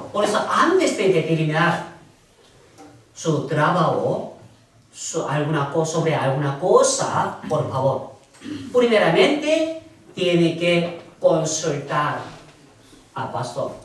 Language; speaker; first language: Spanish; non-native, learner; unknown